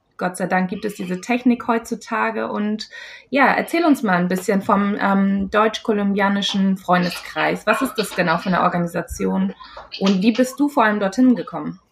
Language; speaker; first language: German; native; German